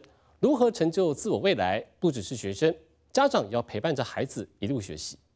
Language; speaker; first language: Chinese; native; Chinese